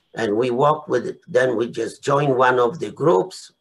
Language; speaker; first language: English; non-native, fluent; Polish